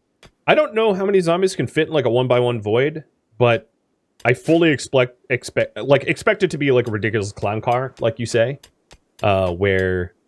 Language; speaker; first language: English; native; English